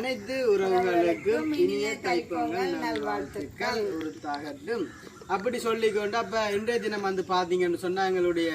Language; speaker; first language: Tamil; native; Tamil